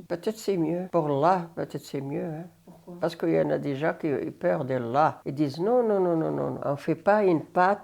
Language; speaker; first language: French; non-native, learner; Arabic